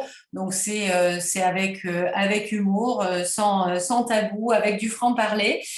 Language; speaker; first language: French; native; French